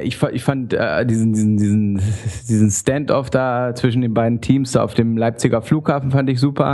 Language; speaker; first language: German; native; German